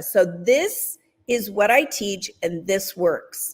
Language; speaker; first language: English; native; English